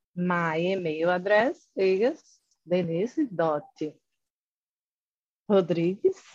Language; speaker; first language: English; non-native, learner; Portuguese